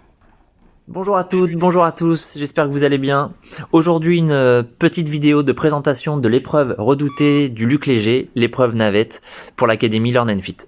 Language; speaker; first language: French; native; French